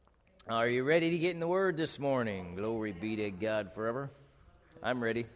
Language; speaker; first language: English; native; English